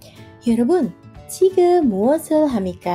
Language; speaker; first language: Korean; non-native, fluent; Indonesian